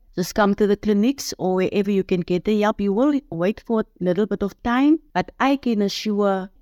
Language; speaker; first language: English; non-native, local second language; Afrikaans